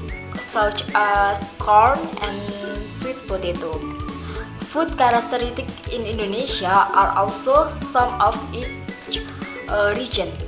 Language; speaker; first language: English; non-native, learner; Indonesian